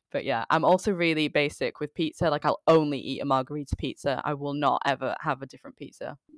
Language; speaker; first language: English; early bilingual, other home language; Bangla